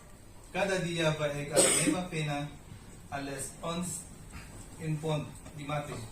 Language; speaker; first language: Spanish; non-native, learner; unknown